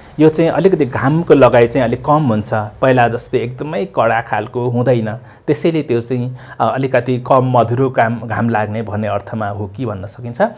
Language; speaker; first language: Nepali; non-native, local second language; Limbu